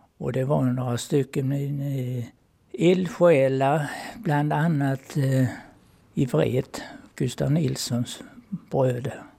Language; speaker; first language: Swedish; native; Swedish